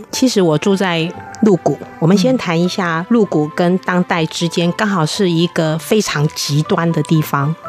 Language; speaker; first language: Chinese; native; Chinese